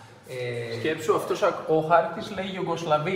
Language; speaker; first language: Greek; native; Greek